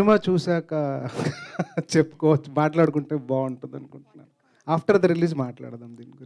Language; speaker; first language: Telugu; native; Telugu